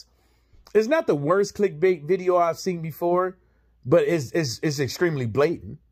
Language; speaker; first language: English; native; English